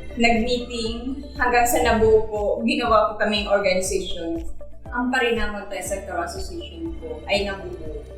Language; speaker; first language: Filipino; non-native, local second language; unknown